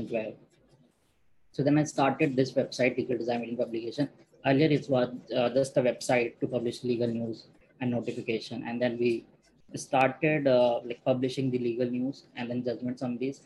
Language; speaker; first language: English; non-native, local second language; Hindi